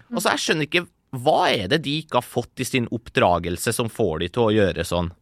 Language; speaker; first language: Norwegian; early bilingual, other home language; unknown